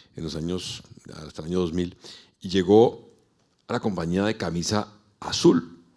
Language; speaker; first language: Spanish; native; Spanish